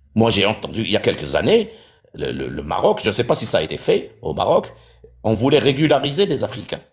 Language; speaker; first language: French; non-native, local second language; Arabic